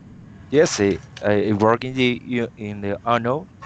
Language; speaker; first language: English; non-native, learner; Spanish